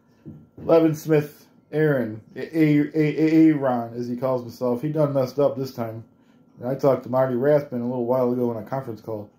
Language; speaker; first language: English; native; English